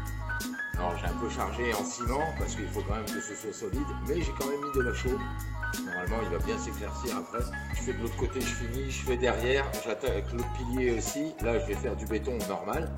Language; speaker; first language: French; native; French